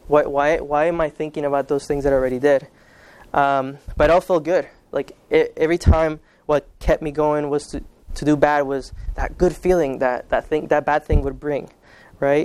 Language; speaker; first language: English; early bilingual, other home language; Spanish